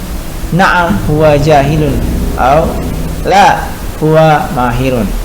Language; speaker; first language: Arabic; non-native, fluent; Indonesian